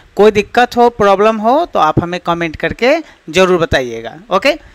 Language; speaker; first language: Hindi; native; Hindi